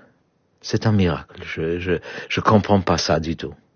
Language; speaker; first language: French; non-native, fluent; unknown